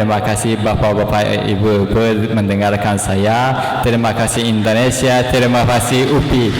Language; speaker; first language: Indonesian; non-native, learner; Azerbaijani